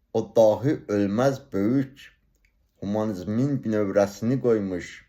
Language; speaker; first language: Azerbaijani; non-native, local second language; Talysh